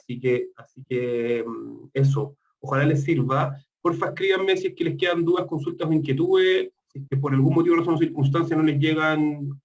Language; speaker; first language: Spanish; native; Spanish